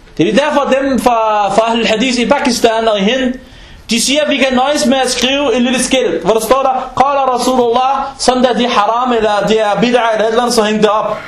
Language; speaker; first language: Danish; non-native, fluent; Arabic